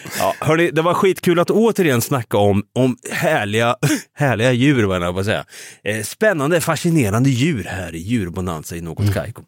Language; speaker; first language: Swedish; native; Swedish